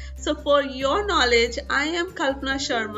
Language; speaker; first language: English; non-native, local second language; Hindi